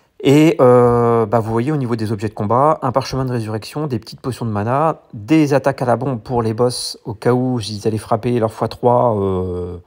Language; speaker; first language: French; native; French